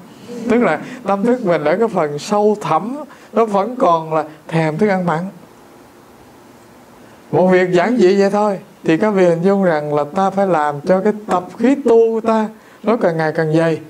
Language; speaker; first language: Vietnamese; native; Vietnamese